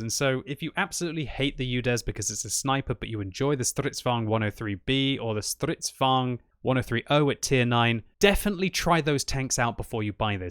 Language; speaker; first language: English; native; English